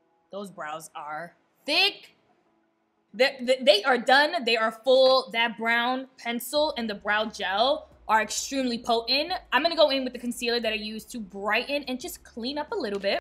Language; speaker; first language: English; early bilingual, other home language; Spanish